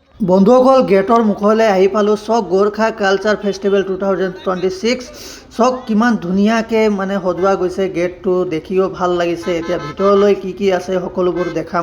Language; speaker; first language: Assamese; non-native, local second language; Nepali